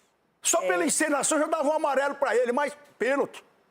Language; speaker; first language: Portuguese; native; Portuguese